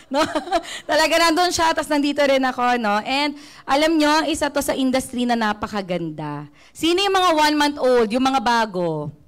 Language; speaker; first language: Filipino; native; Filipino